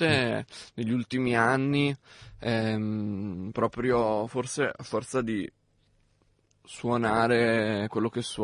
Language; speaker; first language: Italian; native; Italian